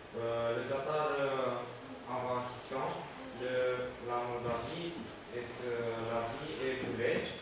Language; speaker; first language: French; non-native, learner; Romanian